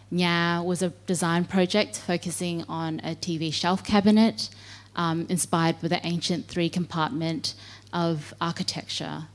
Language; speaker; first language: English; native; English